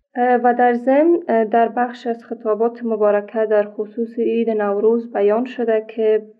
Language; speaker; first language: Persian; native; Persian